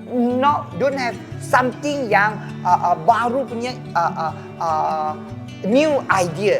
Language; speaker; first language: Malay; non-native, local second language; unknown